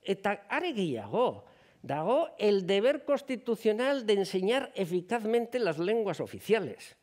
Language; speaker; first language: Spanish; non-native, local second language; Basque